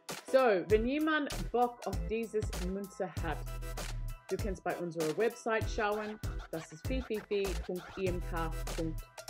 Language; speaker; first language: German; non-native, learner; English